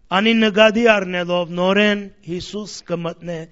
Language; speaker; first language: Armenian; early bilingual, heritage; Armenian